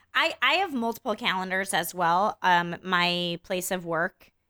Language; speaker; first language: English; native; English